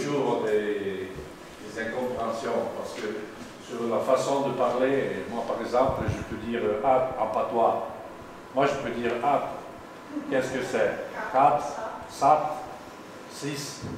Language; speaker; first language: French; non-native, local second language; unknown